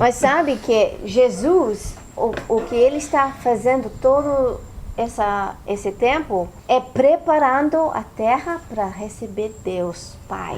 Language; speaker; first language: Portuguese; non-native, fluent; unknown